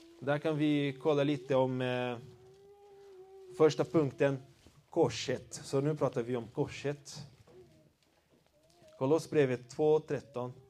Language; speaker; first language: Swedish; non-native, fluent; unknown